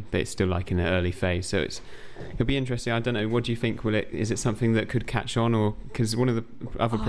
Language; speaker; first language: English; native; English